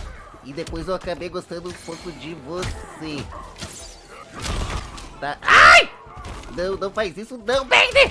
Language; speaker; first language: Portuguese; native; Portuguese